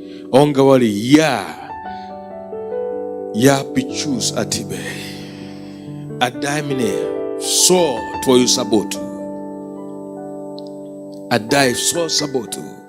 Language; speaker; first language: Russian; non-native, fluent; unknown